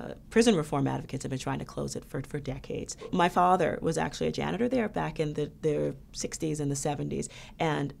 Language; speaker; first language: English; native; English